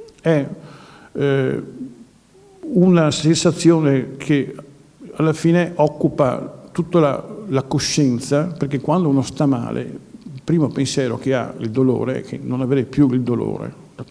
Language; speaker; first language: Italian; native; Italian